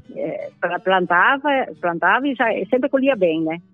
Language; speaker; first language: Portuguese; non-native, local second language; Italian